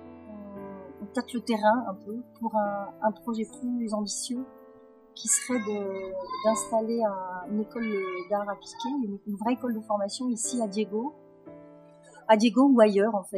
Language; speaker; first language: French; native; French